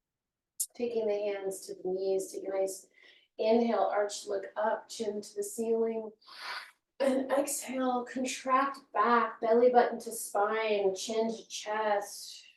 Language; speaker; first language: English; native; English